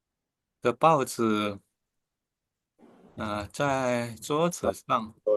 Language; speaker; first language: Chinese; non-native, fluent; Indonesian